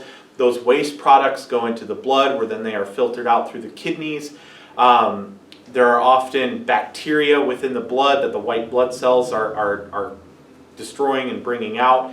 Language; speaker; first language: English; native; English